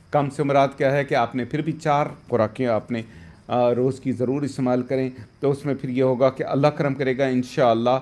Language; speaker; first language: Urdu; native; Urdu